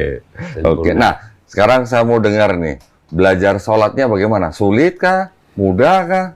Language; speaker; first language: Indonesian; native; Indonesian